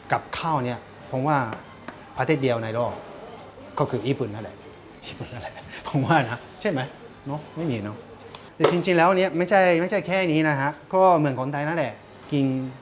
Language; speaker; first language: Thai; non-native, fluent; Japanese